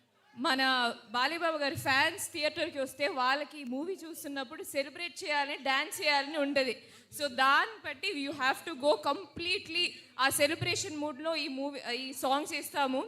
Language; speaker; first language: Telugu; non-native, fluent; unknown